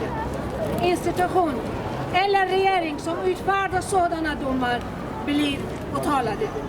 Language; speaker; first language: Swedish; non-native, fluent; Persian